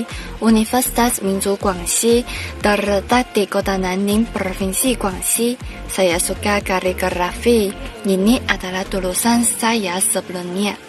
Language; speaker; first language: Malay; non-native, learner; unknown